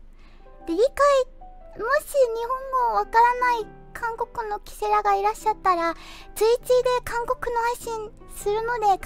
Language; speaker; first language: Japanese; non-native, fluent; Korean